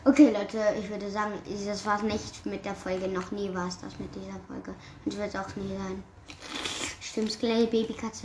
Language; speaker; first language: German; native; German